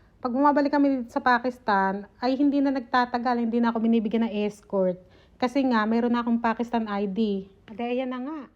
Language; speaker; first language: Filipino; native; Filipino